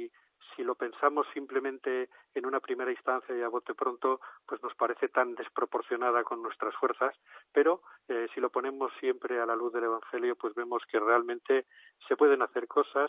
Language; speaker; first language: Spanish; native; Spanish